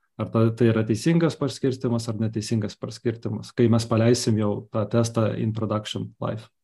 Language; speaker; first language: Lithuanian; non-native, local second language; Russian